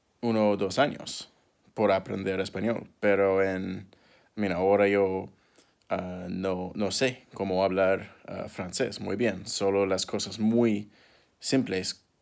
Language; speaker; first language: Spanish; non-native, learner; English